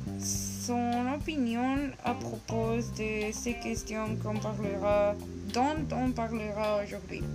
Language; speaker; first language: French; non-native, learner; Spanish